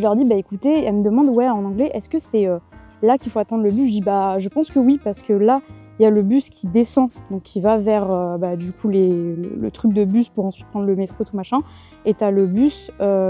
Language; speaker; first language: French; native; French